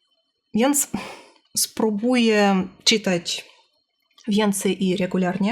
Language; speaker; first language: Polish; non-native, fluent; Russian